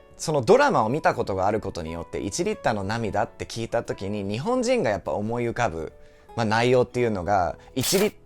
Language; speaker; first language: Japanese; non-native, fluent; English